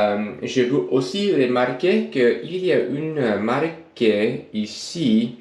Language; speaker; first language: French; non-native, learner; English